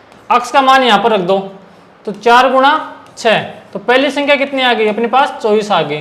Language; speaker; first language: Hindi; native; Hindi